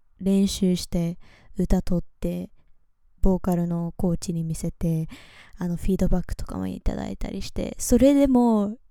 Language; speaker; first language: Japanese; early bilingual, heritage; Japanese